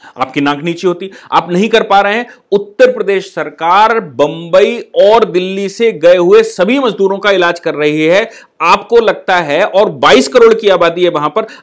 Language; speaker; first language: Hindi; native; Hindi